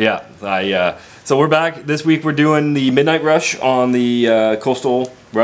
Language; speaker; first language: English; native; English